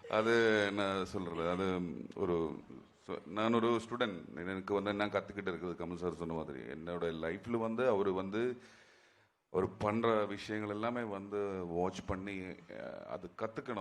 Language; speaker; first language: Tamil; non-native, learner; Malayalam